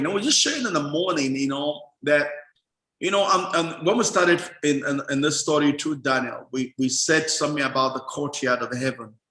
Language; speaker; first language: English; non-native, local second language; Yoruba